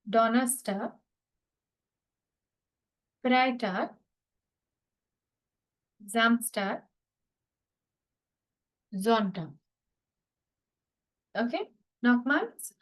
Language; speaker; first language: German; non-native, fluent; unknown